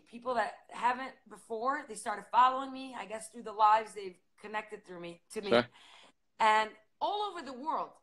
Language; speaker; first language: English; native; English